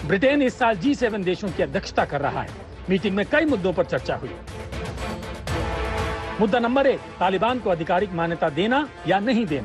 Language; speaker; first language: Hindi; native; Hindi